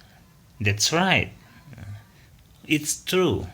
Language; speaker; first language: English; non-native, fluent; Indonesian